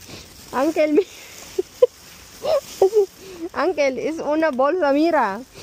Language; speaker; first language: Spanish; non-native, learner; Filipino